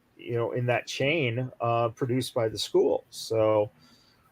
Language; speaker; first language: English; native; English